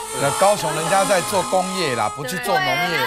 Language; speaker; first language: Chinese; native; Chinese